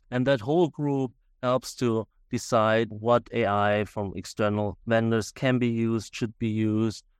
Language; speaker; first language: English; non-native, fluent; German